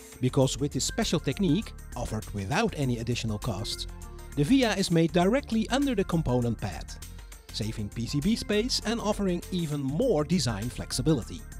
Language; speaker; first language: English; non-native, fluent; Dutch